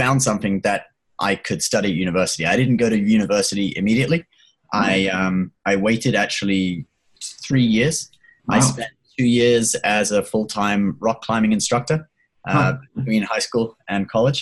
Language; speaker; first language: English; native; English